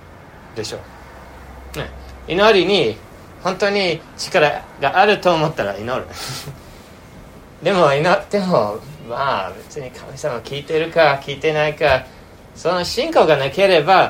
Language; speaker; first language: Japanese; non-native, fluent; English